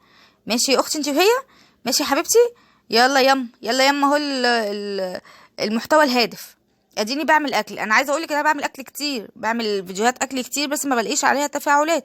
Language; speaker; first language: Arabic; native; Arabic